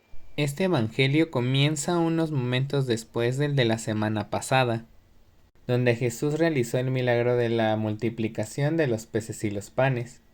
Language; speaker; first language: Spanish; native; Spanish